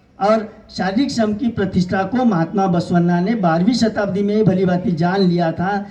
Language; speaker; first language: Hindi; non-native, local second language; Kannada